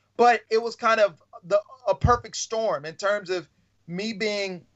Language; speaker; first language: English; native; English